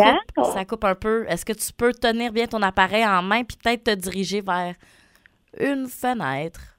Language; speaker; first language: French; native; French